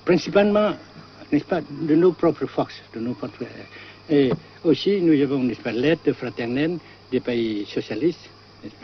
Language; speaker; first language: French; non-native, fluent; Vietnamese